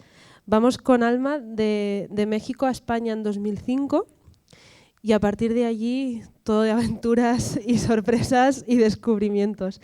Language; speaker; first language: Spanish; native; Spanish